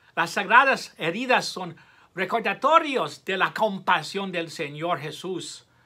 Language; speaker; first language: Spanish; non-native, fluent; English